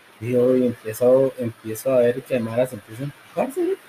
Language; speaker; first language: Spanish; native; Spanish